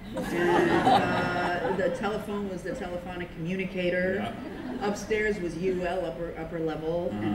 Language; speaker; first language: English; native; English